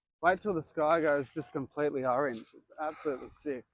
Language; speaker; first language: English; native; English